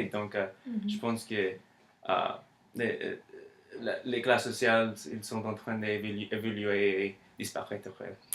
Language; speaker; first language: French; non-native, learner; English